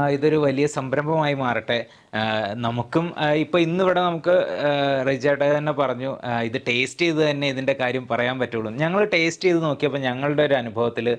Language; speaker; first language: Malayalam; native; Malayalam